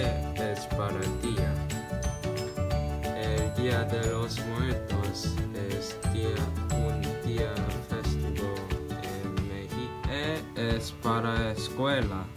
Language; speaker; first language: Spanish; non-native, learner; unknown